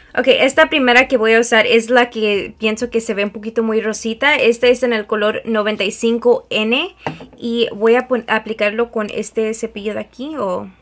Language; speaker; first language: Spanish; early bilingual, heritage; Spanish